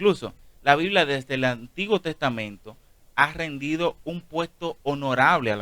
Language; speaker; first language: Spanish; native; Spanish